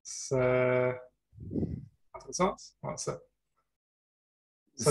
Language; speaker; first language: French; non-native, learner; German